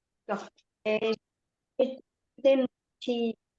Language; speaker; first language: French; non-native, learner; Portuguese